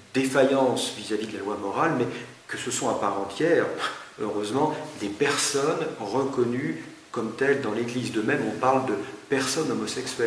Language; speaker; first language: French; native; French